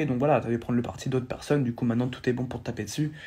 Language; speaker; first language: French; native; French